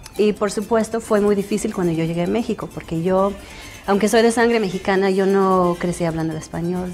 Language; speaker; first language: Spanish; early bilingual, heritage; Spanish